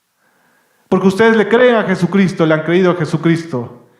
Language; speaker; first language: Spanish; native; Spanish